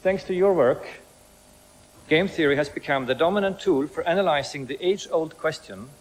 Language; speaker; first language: English; non-native, fluent; Swedish